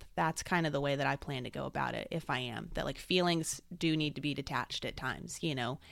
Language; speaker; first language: English; native; English